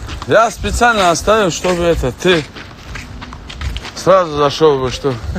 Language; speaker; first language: Russian; non-native, learner; Tajik